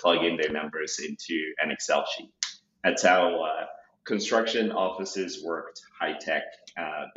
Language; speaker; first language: English; non-native, local second language; Shona